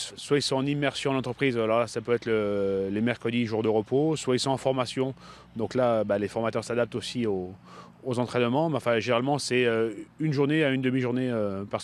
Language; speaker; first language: French; native; French